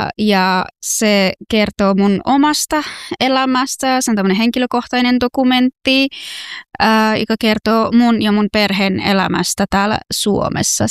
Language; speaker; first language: Finnish; non-native, fluent; Persian